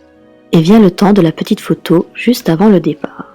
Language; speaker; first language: French; native; French